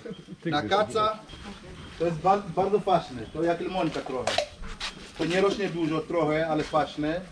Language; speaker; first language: Polish; non-native, learner; Swahili